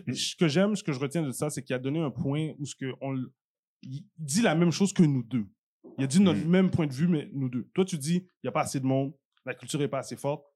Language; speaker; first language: French; native; French